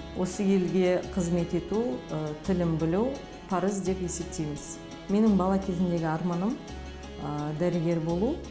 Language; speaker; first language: Kazakh; non-native, local second language; Turkish